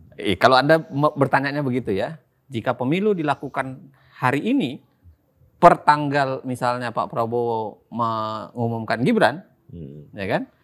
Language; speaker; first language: Indonesian; native; Indonesian